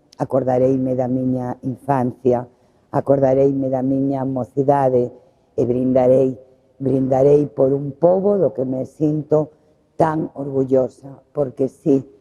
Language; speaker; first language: Galician; native; Galician